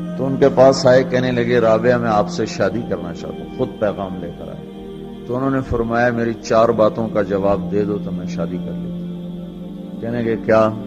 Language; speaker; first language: Urdu; non-native, local second language; Punjabi